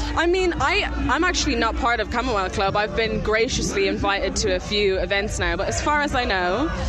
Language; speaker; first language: English; native; English